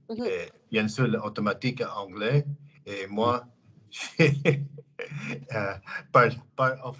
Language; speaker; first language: French; non-native, learner; English